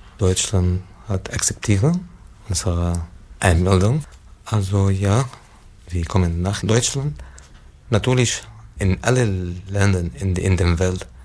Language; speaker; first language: German; non-native, learner; Arabic